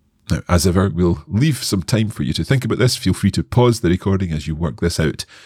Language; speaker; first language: English; native; English